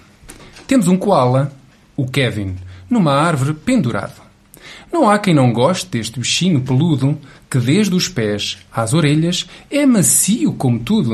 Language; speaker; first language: Portuguese; native; Portuguese